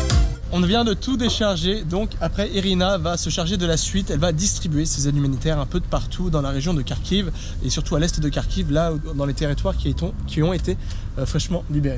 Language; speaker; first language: French; native; French